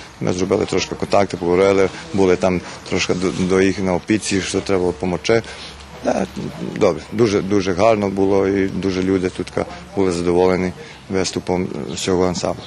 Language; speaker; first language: Ukrainian; early bilingual, heritage; Ukrainian